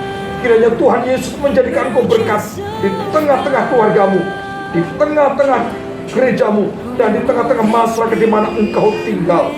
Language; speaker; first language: Indonesian; native; Indonesian